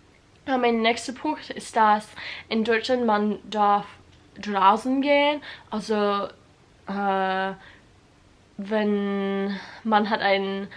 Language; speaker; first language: German; non-native, learner; English